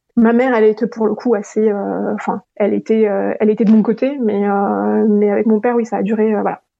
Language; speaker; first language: French; non-native, local second language; Gujarati